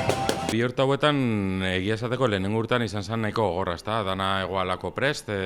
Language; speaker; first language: Basque; native; Basque